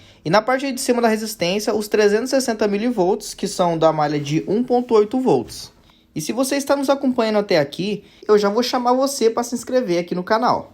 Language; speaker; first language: Portuguese; native; Portuguese